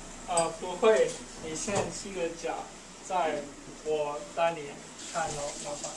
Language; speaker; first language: Chinese; non-native, learner; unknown